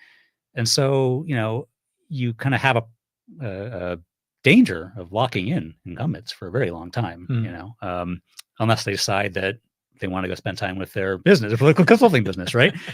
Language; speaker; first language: English; native; English